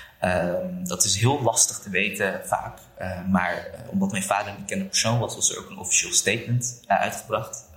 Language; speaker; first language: Dutch; early bilingual, other home language; Uyghur